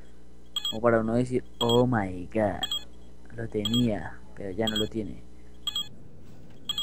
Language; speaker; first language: Spanish; native; Spanish